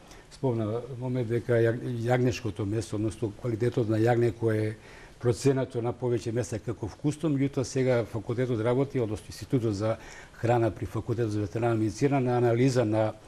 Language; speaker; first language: Macedonian; native; Macedonian